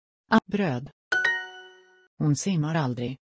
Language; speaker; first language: Swedish; non-native, learner; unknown